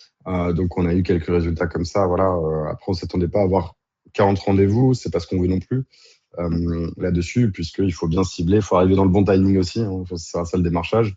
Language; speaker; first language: French; native; French